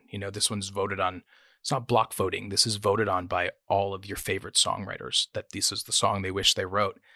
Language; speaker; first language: English; native; English